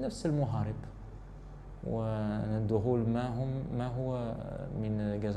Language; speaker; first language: Arabic; non-native, learner; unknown